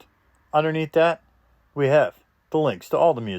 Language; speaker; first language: English; native; English